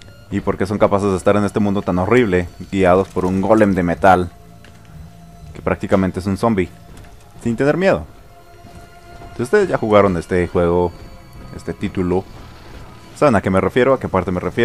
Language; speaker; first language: Spanish; native; Spanish